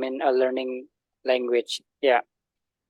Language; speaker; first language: English; non-native, learner; Indonesian